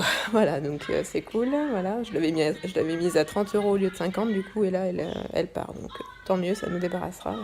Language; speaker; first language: French; native; French